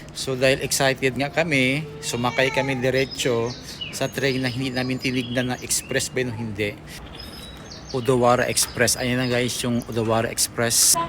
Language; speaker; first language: Filipino; non-native, local second language; Cebuano